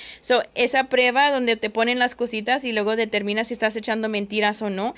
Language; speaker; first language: Spanish; early bilingual, heritage; Spanish